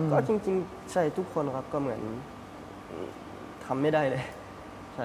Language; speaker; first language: Thai; early bilingual, heritage; Thai